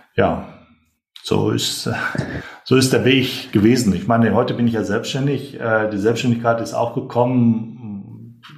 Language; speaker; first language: German; native; German